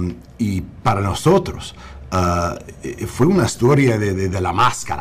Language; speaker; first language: Spanish; non-native, learner; English